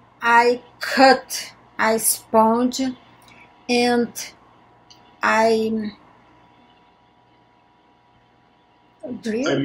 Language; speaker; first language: English; non-native, learner; Portuguese